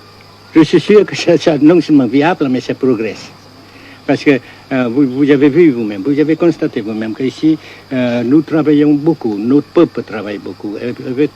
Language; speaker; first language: French; non-native, fluent; Vietnamese